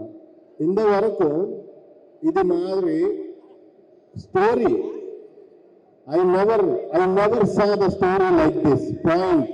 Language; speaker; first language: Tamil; non-native, learner; Telugu